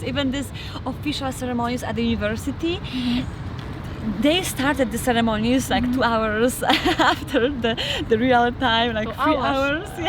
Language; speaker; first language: English; non-native, fluent; Polish